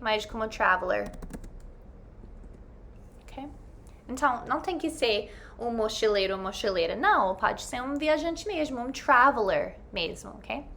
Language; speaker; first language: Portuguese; non-native, fluent; English